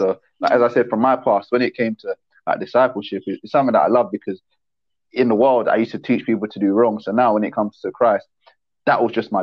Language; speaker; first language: English; native; English